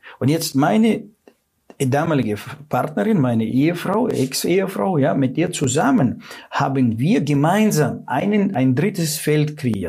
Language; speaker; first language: German; non-native, fluent; Russian